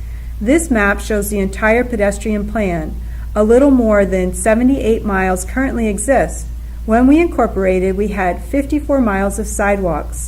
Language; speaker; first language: English; native; English